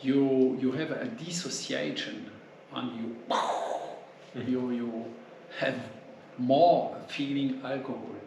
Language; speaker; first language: English; non-native, learner; French